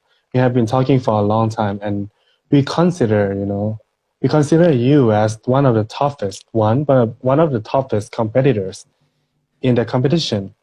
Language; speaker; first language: English; non-native, fluent; Thai